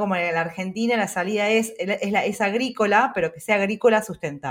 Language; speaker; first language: Spanish; native; Spanish